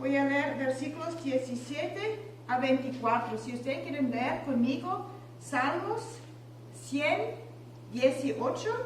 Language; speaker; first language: Spanish; non-native, learner; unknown